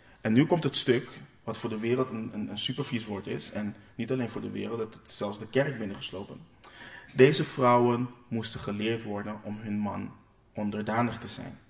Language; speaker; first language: Dutch; non-native, local second language; Papiamento